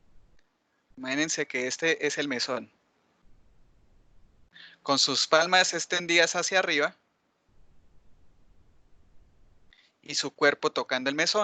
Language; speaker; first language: Spanish; native; Spanish